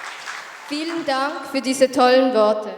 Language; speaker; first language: German; early bilingual, other home language; Tamil